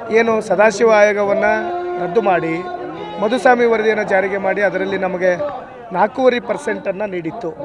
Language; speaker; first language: Kannada; non-native, local second language; Lambadi